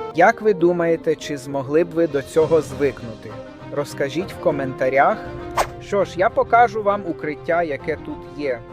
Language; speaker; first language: Ukrainian; non-native, learner; English